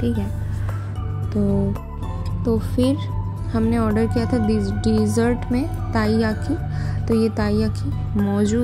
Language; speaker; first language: Hindi; non-native, local second language; Bangla